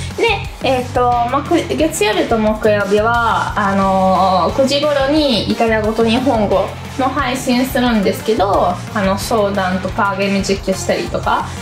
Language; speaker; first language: Japanese; non-native, fluent; Italian